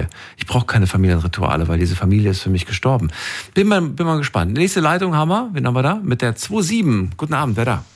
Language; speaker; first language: German; native; German